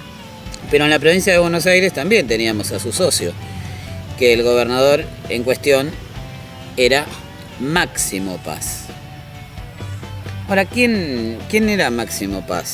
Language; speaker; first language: Spanish; native; Spanish